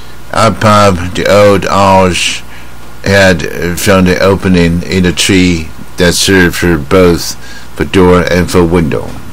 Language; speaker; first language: English; non-native, fluent; Chinese